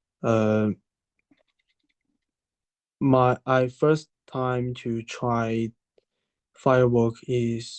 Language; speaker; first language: English; non-native, learner; Chinese